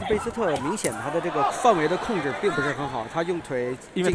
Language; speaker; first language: Chinese; native; Chinese